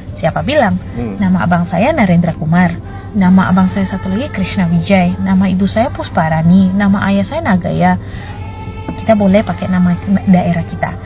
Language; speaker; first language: Indonesian; native; Indonesian